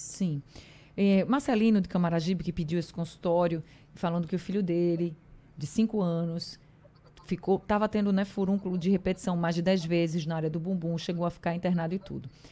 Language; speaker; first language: Portuguese; native; Portuguese